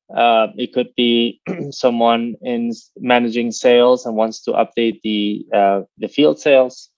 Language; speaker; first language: English; native; English